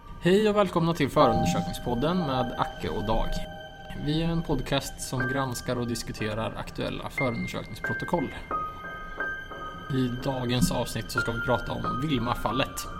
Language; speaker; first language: Swedish; native; Swedish